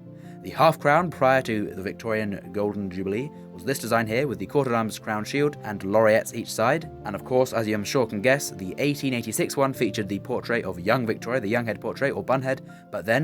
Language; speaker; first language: English; native; English